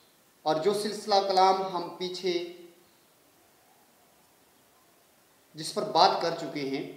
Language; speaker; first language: Urdu; native; Urdu